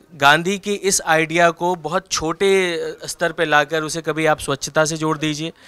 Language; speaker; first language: Hindi; native; Hindi